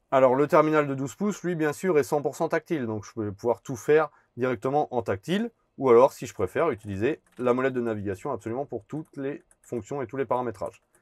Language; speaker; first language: French; native; French